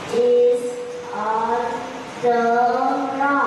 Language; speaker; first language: English; non-native, learner; Vietnamese